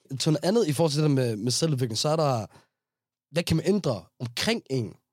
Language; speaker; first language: Danish; early bilingual, other home language; Somali